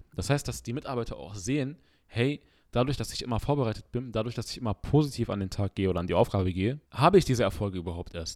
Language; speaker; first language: German; early bilingual, other home language; Arabic